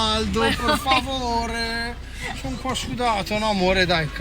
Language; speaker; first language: Italian; native; Italian